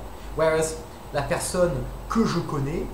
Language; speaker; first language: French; non-native, fluent; English